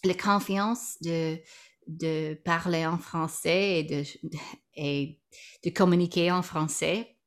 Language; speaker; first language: French; non-native, learner; English